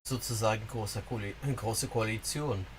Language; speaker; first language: German; non-native, fluent; English